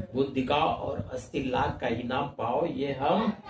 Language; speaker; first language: Hindi; non-native, local second language; Marathi